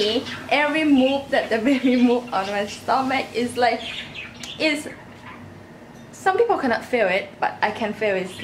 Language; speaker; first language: English; non-native, learner; Thai